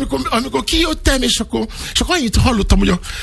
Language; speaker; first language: Hungarian; non-native, fluent; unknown